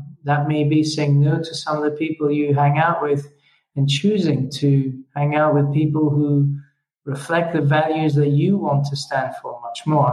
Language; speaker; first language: English; non-native, fluent; Italian